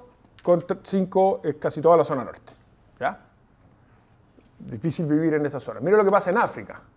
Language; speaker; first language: Spanish; native; Spanish